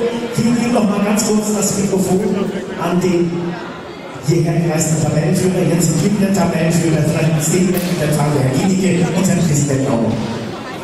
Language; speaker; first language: German; native; German